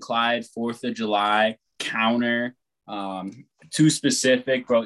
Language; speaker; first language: English; native; English